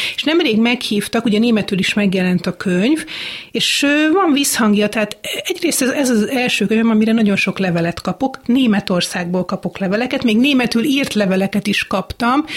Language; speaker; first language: Hungarian; native; Hungarian